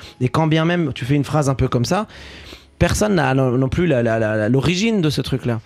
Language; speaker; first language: French; early bilingual, other home language; Arabic